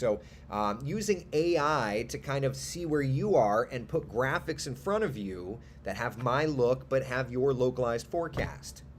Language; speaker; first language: English; native; English